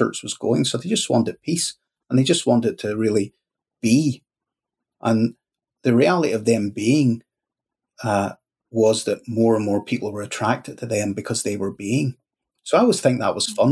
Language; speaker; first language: English; native; English